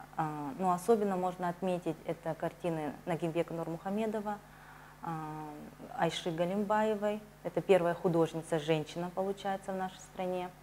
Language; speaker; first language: Russian; native; Russian